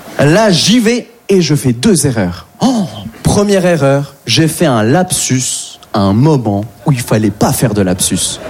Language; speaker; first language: French; native; French